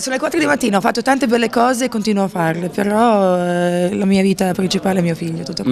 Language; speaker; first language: Italian; non-native, fluent; Croatian